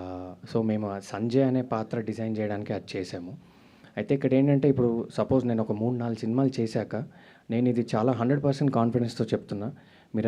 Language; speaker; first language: Telugu; native; Telugu